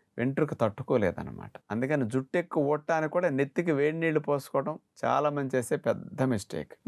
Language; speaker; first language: Telugu; native; Telugu